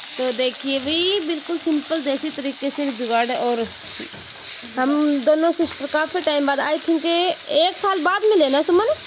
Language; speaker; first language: Hindi; native; Hindi